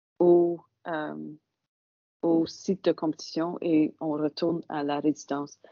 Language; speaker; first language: French; non-native, local second language; English